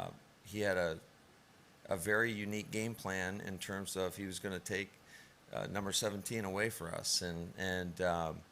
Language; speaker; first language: English; native; English